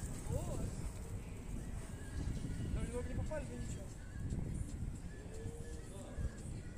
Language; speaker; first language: Russian; native; Russian